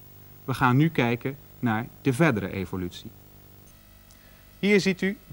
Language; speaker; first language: Dutch; native; Dutch